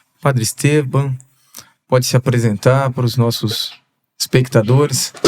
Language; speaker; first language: Portuguese; native; Portuguese